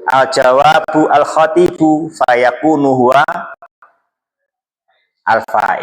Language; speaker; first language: Arabic; non-native, fluent; Javanese